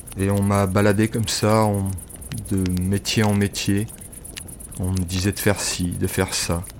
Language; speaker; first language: French; native; French